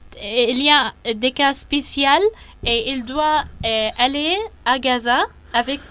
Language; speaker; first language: French; non-native, learner; Arabic